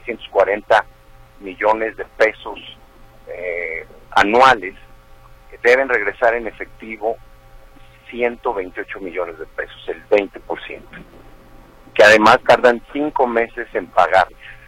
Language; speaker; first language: Spanish; native; Spanish